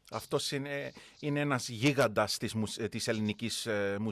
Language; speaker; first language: Greek; early bilingual, heritage; Greek